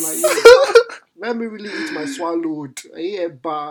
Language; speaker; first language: English; non-native, local second language; Yoruba